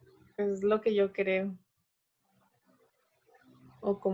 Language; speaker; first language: Spanish; native; Spanish